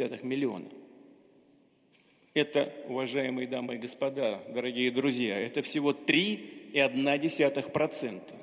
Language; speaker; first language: Russian; native; Russian